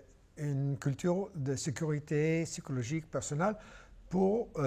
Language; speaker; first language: French; non-native, fluent; English